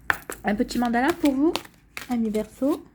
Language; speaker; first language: French; native; French